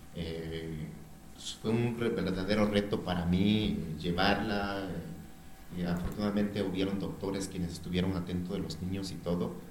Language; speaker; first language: Spanish; non-native, local second language; Mixtepec Mixtec